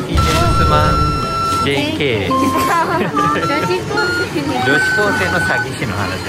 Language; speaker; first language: Japanese; native; Japanese